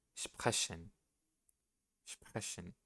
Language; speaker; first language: German; non-native, learner; Portuguese